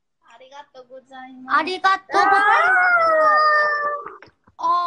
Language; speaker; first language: Japanese; non-native, learner; Korean